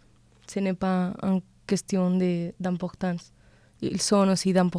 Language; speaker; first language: French; non-native, learner; Spanish